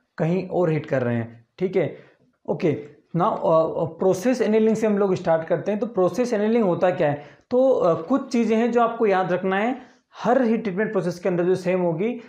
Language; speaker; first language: Hindi; native; Hindi